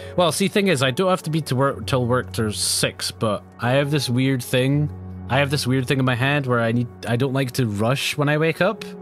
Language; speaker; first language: English; native; English